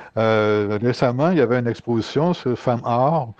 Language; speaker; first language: French; native; French